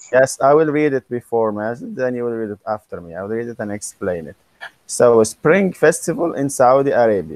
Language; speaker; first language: English; non-native, fluent; Arabic